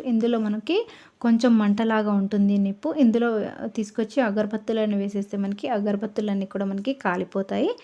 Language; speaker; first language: Telugu; native; Telugu